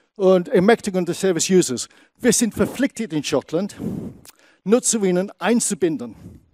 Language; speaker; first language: German; non-native, fluent; English